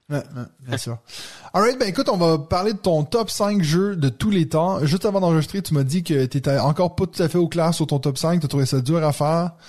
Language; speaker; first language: French; native; French